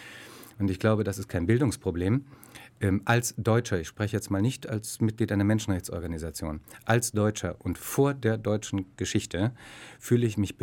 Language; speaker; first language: German; native; German